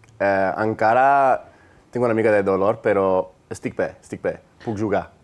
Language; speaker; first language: Catalan; non-native, learner; English